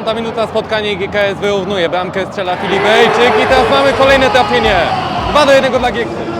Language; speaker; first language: Polish; native; Polish